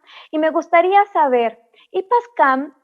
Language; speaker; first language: Spanish; native; Spanish